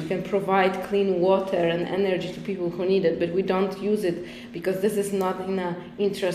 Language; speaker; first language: English; non-native, fluent; Polish